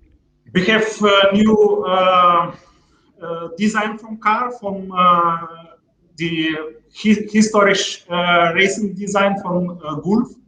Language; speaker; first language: English; non-native, learner; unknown